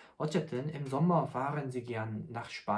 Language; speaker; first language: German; non-native, fluent; Korean